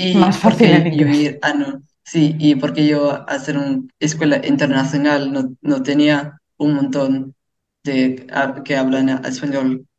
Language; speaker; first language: Spanish; early bilingual, heritage; English